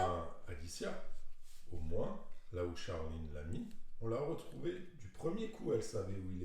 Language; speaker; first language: French; native; French